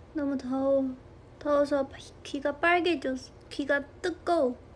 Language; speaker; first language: Korean; non-native, fluent; Chinese